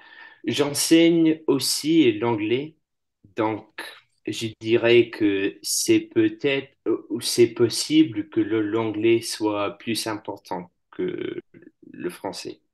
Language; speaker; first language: French; non-native, fluent; English